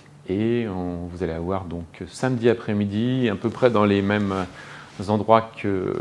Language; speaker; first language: French; native; French